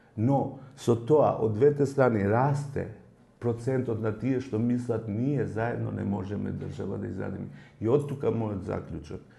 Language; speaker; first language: Macedonian; non-native, local second language; Albanian